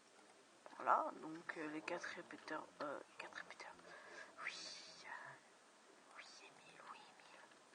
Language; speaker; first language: French; native; French